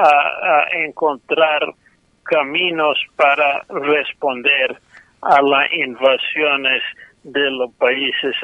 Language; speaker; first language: Spanish; non-native, fluent; English